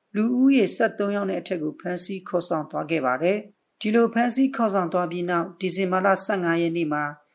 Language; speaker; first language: Burmese; native; Burmese